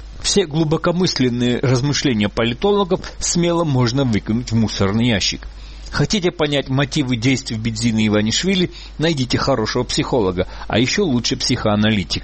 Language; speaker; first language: Russian; native; Russian